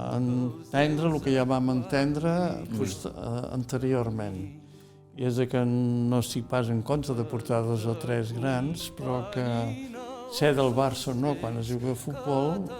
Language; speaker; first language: Catalan; native; Catalan